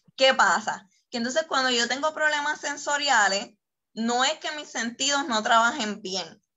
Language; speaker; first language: Spanish; native; Spanish